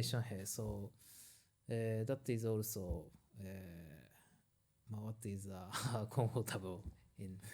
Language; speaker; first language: English; non-native, learner; Japanese